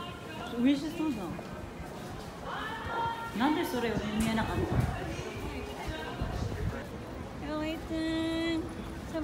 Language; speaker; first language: Japanese; non-native, learner; Filipino